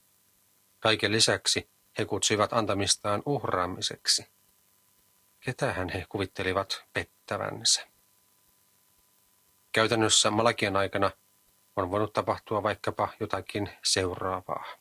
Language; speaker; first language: Finnish; native; Finnish